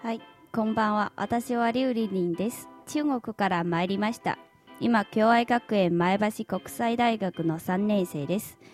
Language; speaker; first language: Japanese; non-native, fluent; Chinese